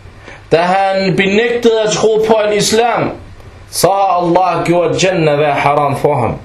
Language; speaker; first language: Danish; early bilingual, other home language; Arabic